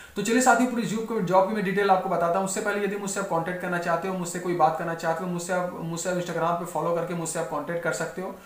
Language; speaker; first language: Hindi; native; Hindi